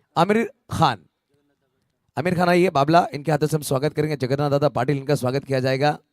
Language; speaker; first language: Hindi; non-native, local second language; Marathi